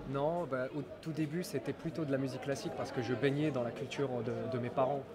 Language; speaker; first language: French; non-native, local second language; Arabic